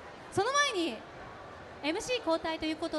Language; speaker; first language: Japanese; native; Japanese